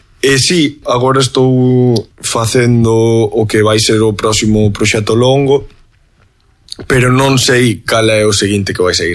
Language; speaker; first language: Galician; native; Galician